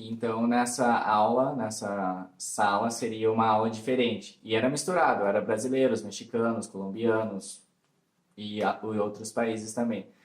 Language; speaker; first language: Portuguese; early bilingual, heritage; Portuguese